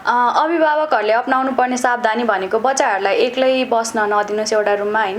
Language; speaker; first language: Nepali; native; Nepali